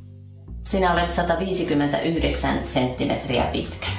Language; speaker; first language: Finnish; native; Finnish